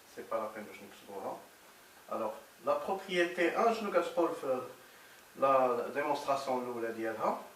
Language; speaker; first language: French; non-native, local second language; Arabic